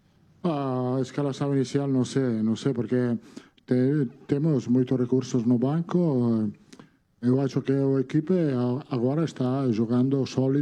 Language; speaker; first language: Portuguese; non-native, fluent; Italian